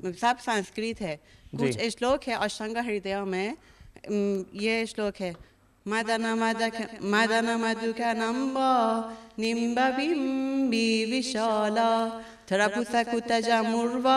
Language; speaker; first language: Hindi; non-native, learner; Persian